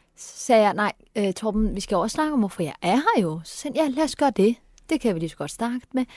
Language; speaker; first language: Danish; early bilingual, other home language; Turkish